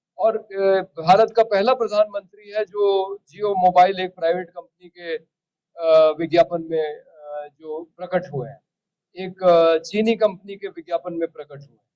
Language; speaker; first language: Hindi; native; Hindi